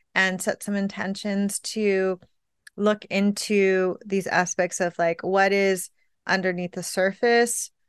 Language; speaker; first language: English; native; English